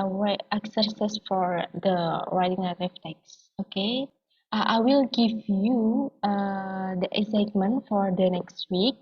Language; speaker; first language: English; non-native, learner; Indonesian